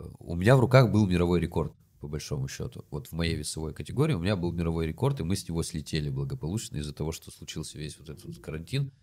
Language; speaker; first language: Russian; native; Russian